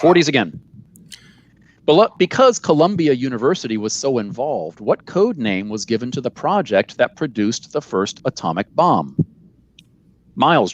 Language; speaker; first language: English; native; English